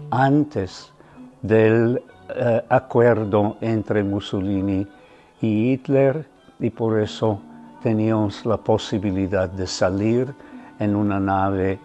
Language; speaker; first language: Spanish; non-native, fluent; German